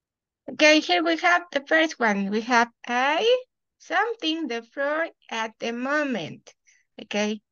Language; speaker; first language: English; non-native, fluent; Spanish